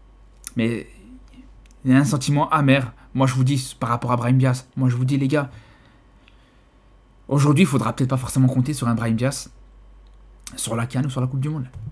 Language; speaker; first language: French; native; French